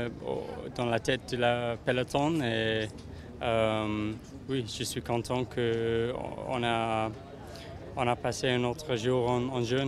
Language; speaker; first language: French; non-native, learner; English